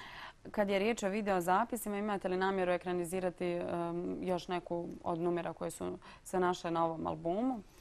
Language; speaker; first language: Bosnian; native; Bosnian